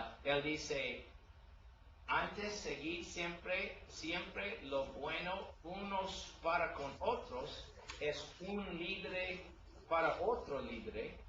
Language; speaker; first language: Spanish; non-native, learner; English